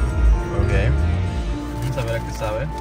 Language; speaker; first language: Spanish; native; Spanish